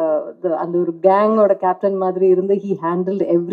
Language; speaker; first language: Tamil; non-native, fluent; Malayalam